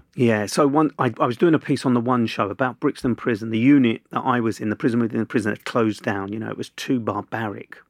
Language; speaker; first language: English; native; English